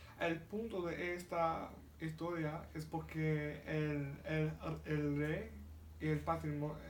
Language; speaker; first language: Spanish; non-native, learner; English